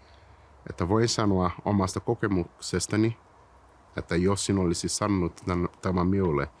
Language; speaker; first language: Finnish; non-native, learner; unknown